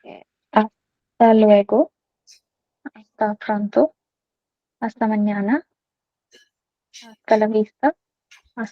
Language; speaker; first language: Spanish; non-native, learner; Hindi